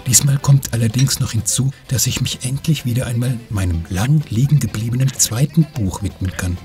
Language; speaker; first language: German; native; German